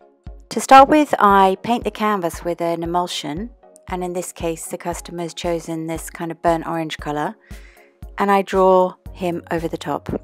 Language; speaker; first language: English; native; English